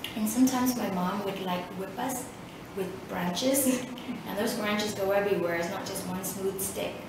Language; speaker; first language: English; early bilingual, other home language; Vietnamese